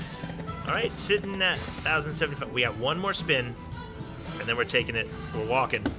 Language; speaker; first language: English; native; English